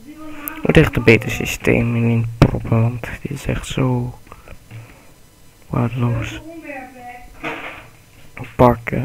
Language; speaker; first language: Dutch; native; Dutch